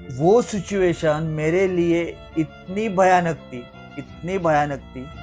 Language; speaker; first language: Hindi; non-native, local second language; Marathi